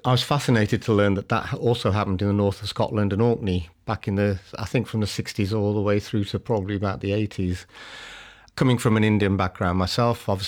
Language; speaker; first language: English; native; English